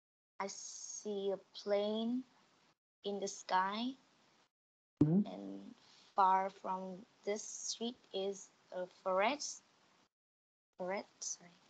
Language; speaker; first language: English; non-native, learner; Vietnamese